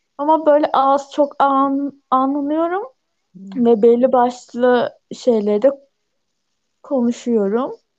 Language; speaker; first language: Turkish; native; Turkish